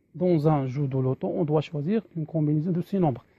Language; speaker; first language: French; non-native, local second language; Arabic